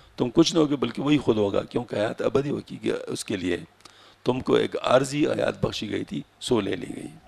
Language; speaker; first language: Urdu; non-native, local second language; Pashto